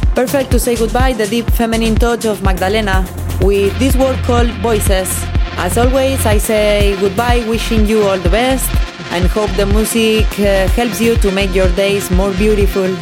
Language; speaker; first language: English; non-native, fluent; Spanish